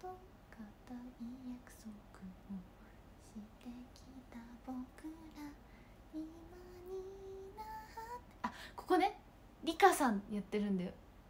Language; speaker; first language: Japanese; native; Japanese